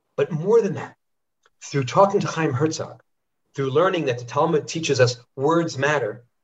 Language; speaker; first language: English; native; English